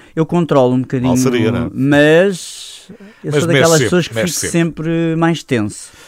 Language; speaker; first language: Portuguese; native; Portuguese